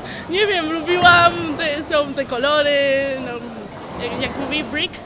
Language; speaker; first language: Polish; early bilingual, heritage; Spanish